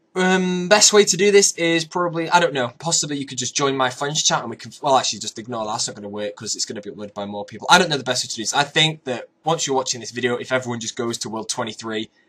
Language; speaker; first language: English; native; English